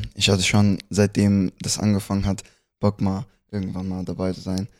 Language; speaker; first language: German; early bilingual, other home language; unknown